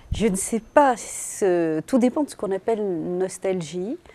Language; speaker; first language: French; native; French